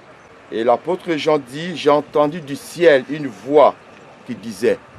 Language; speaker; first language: French; non-native, local second language; Lingala